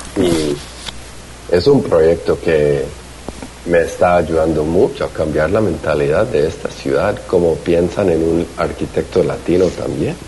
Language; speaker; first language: Spanish; early bilingual, heritage; Spanish